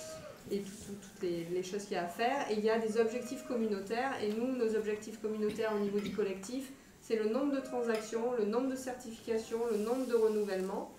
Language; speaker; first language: French; native; French